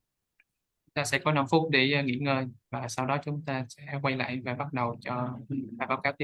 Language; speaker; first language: Vietnamese; native; Vietnamese